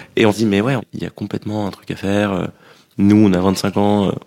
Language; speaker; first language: French; native; French